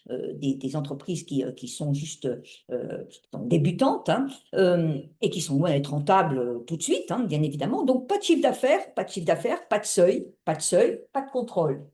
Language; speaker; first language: French; native; French